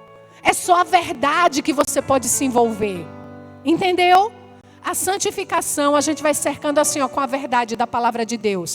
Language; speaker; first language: Portuguese; native; Portuguese